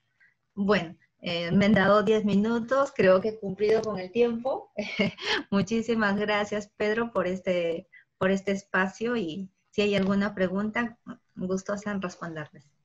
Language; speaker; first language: Spanish; native; Spanish